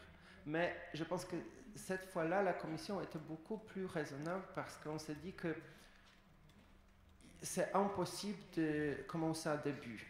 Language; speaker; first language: French; non-native, fluent; Polish